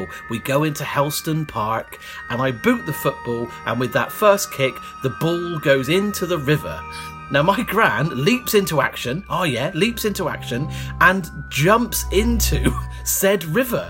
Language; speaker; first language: English; native; English